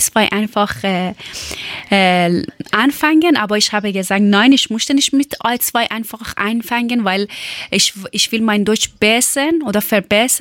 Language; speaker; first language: German; non-native, learner; Persian